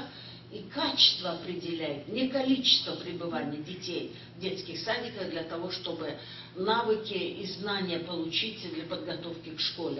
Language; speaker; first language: Russian; non-native, local second language; Kyrgyz